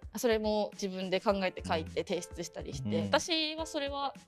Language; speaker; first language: Japanese; native; Japanese